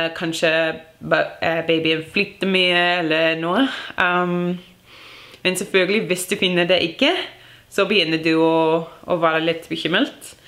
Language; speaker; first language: Norwegian; non-native, learner; English